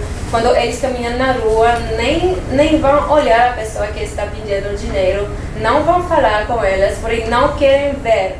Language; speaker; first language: Portuguese; non-native, fluent; French